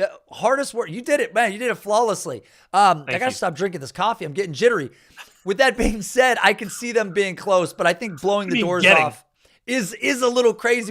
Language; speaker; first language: English; native; English